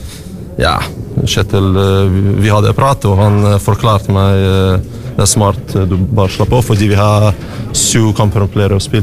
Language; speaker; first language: Norwegian; non-native, learner; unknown